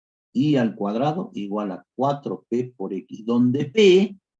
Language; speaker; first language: Spanish; native; Spanish